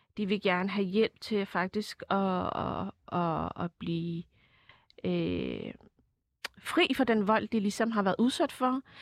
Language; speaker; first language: Danish; early bilingual, other home language; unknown